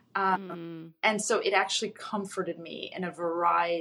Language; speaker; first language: English; early bilingual, other home language; Russian